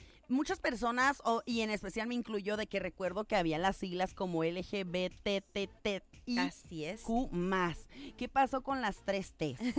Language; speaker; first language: Spanish; native; Spanish